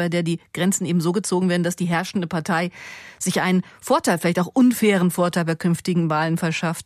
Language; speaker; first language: German; native; German